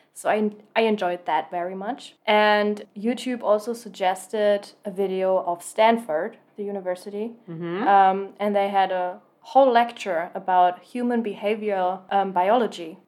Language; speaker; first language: English; non-native, fluent; German